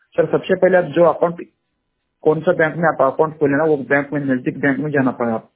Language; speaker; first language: Hindi; non-native, local second language; Kannada